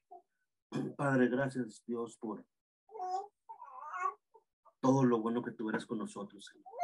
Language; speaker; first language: Spanish; native; Spanish